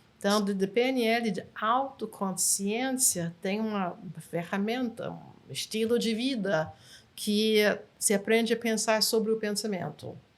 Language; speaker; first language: Portuguese; non-native, fluent; English